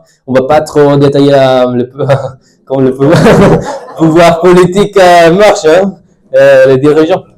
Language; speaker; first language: French; non-native, fluent; English